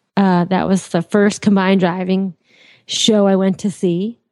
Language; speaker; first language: English; native; English